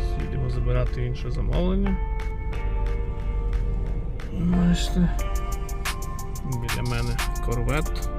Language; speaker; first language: Ukrainian; native; Ukrainian